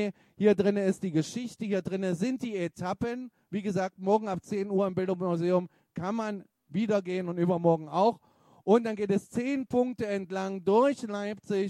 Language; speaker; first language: German; native; German